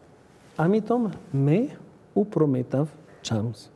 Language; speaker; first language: Georgian; non-native, learner; French